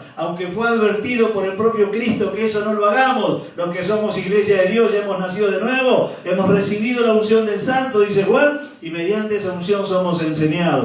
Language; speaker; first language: Spanish; native; Spanish